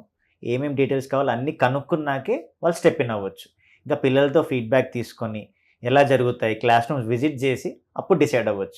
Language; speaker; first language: Telugu; native; Telugu